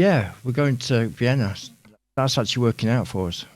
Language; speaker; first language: English; native; English